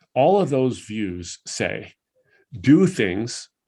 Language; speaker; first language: English; native; English